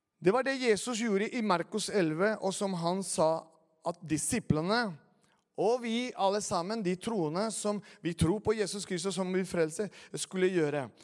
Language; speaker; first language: Norwegian; non-native, fluent; Spanish